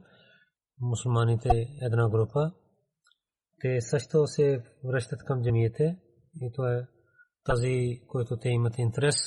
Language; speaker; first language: Bulgarian; non-native, learner; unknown